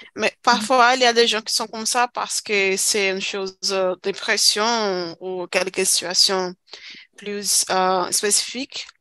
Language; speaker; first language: French; non-native, fluent; Portuguese